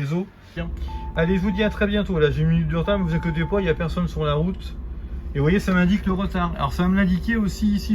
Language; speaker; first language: French; native; French